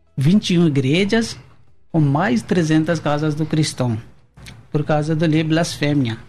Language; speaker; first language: Portuguese; non-native, learner; Urdu